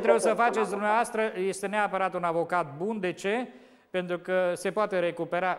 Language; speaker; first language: Romanian; native; Romanian